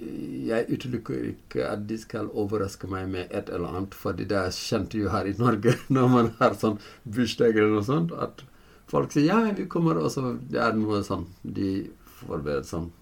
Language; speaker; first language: Norwegian; non-native, fluent; Fula